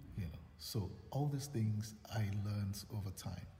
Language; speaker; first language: English; non-native, local second language; Yoruba